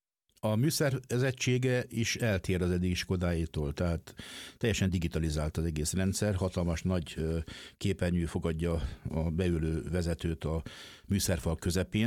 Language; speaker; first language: Hungarian; native; Hungarian